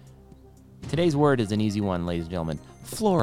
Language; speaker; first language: English; native; English